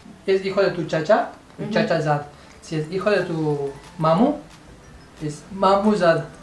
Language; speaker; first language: Spanish; non-native, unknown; Urdu